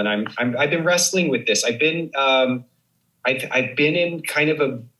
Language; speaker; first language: English; native; English